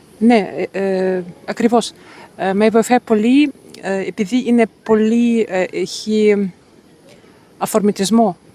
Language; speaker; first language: Greek; non-native, learner; Russian